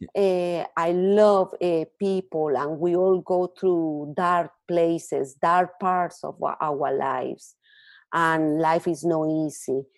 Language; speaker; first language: English; non-native, learner; Spanish